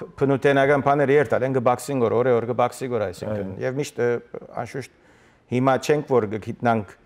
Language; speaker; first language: Armenian; native; Armenian